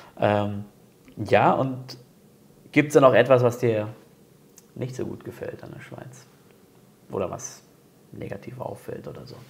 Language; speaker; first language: German; native; German